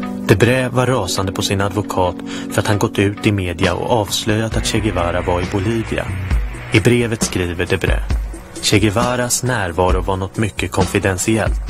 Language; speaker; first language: Swedish; native; Swedish